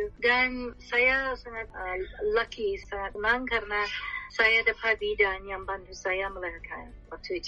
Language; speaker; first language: Indonesian; non-native, fluent; English